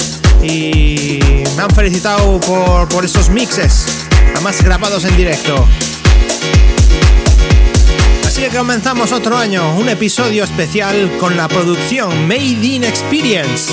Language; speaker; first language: Spanish; native; Spanish